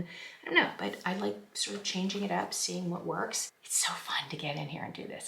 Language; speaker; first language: English; native; English